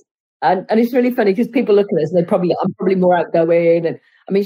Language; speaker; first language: English; native; English